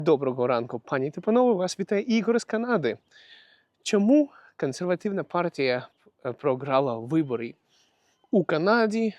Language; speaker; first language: Ukrainian; non-native, local second language; Russian